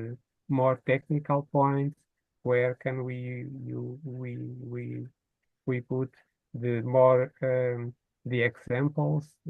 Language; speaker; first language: English; non-native, fluent; Portuguese